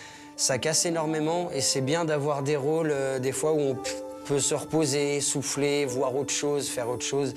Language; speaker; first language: French; native; French